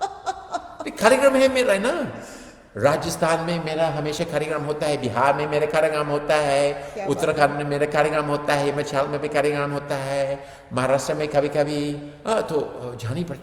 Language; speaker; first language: Hindi; non-native, fluent; English